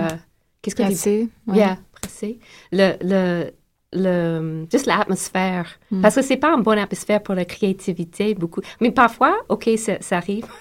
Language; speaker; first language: French; non-native, learner; English